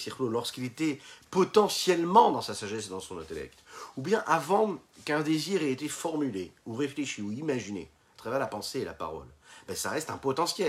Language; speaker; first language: French; native; French